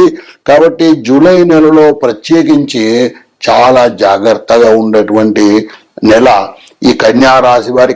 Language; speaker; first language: Telugu; native; Telugu